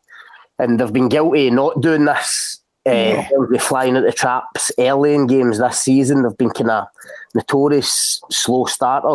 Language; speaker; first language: English; native; English